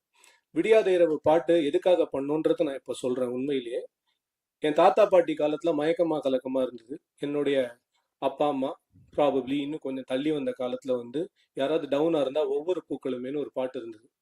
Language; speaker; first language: Tamil; native; Tamil